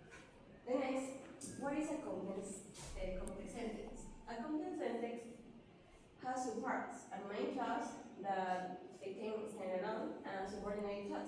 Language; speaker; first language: English; non-native, learner; Spanish